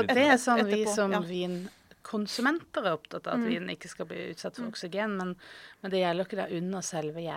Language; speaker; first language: Norwegian; native; Norwegian